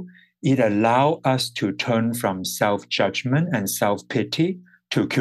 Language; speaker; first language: English; non-native, local second language; Cantonese